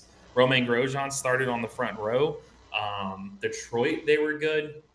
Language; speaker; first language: English; native; English